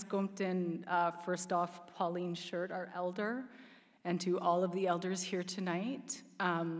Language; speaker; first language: English; native; English